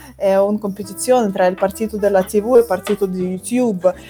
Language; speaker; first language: Italian; non-native, fluent; Russian